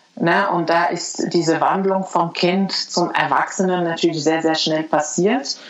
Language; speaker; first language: German; non-native, fluent; Arabic